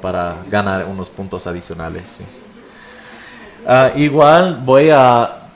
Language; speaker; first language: Spanish; non-native, fluent; English